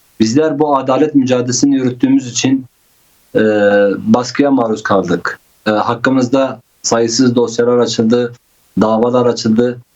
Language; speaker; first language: Turkish; non-native, local second language; Kurdish